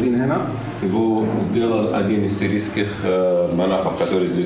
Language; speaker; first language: Russian; non-native, learner; Arabic